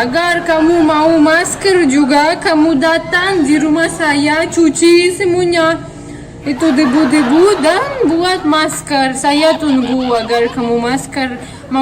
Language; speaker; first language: Indonesian; non-native, learner; Russian